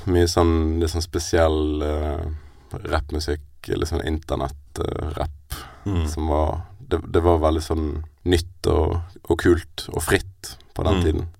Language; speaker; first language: Norwegian; native; Norwegian